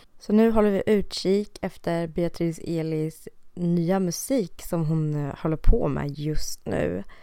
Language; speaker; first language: Swedish; native; Swedish